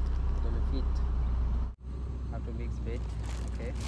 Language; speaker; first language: English; non-native, learner; Bangla